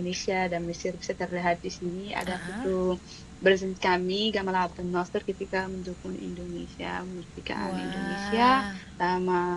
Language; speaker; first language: Indonesian; non-native, fluent; Arabic